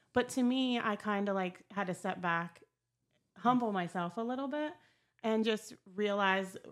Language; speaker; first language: English; native; English